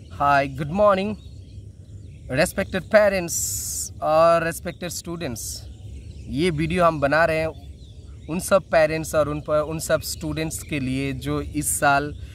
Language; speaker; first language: Hindi; non-native, local second language; Bangla